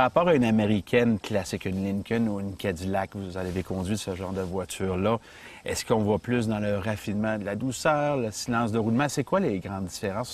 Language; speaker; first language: French; native; French